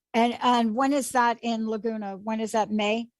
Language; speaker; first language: English; native; English